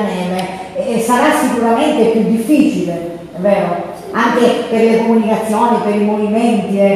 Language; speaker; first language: Italian; native; Italian